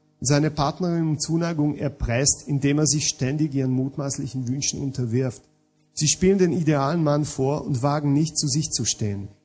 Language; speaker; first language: German; non-native, fluent; Hungarian